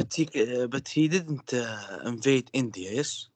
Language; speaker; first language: English; non-native, learner; Arabic